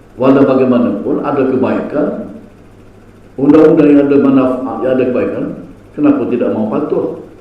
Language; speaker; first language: Malay; native; Malay